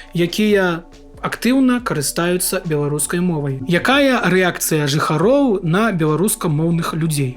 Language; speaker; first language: Belarusian; non-native, local second language; Russian